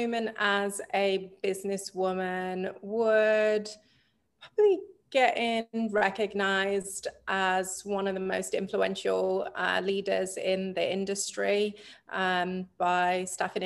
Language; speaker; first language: English; native; English